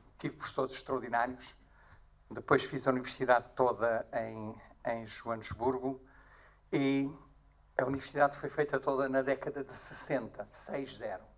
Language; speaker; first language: Portuguese; native; Portuguese